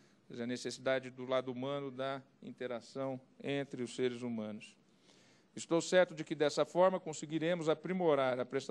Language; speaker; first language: Portuguese; native; Portuguese